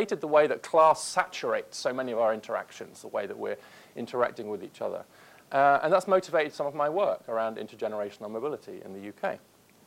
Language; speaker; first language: English; native; English